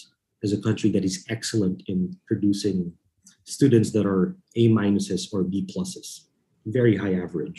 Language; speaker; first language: English; non-native, local second language; Filipino